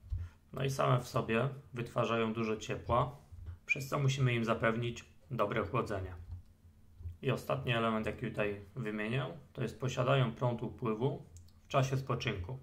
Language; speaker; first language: Polish; native; Polish